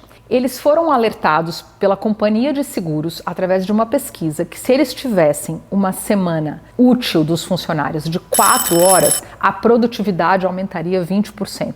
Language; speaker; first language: Portuguese; native; Portuguese